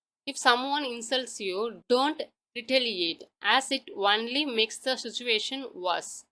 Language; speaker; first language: English; non-native, local second language; Tamil